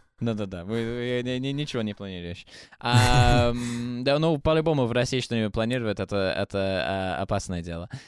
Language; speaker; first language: Russian; non-native, fluent; English